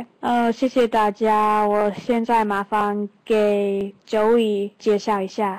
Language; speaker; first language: Chinese; non-native, learner; English